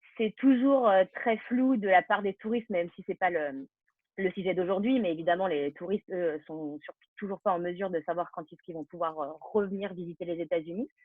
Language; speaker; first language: French; native; French